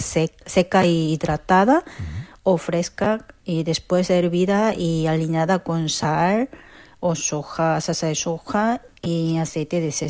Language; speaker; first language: Spanish; non-native, fluent; Korean